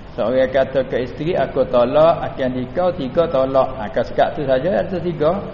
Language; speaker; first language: Malay; native; Malay